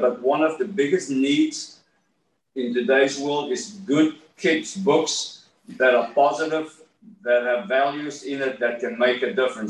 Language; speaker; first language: English; native; English